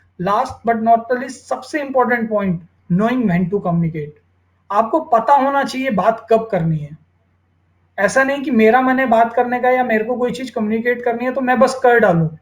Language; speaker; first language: Hindi; native; Hindi